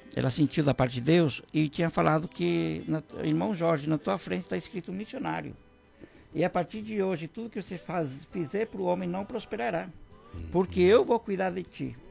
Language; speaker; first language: Portuguese; non-native, fluent; Guarani